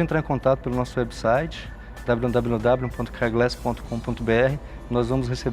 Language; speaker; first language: Portuguese; native; Portuguese